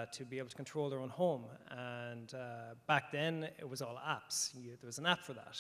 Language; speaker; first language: English; native; English